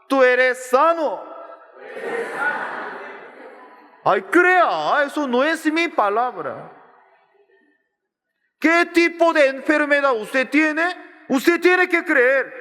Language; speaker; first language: Spanish; non-native, learner; Korean